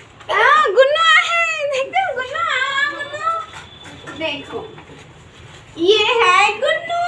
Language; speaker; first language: Hindi; non-native, local second language; Chhattisgarhi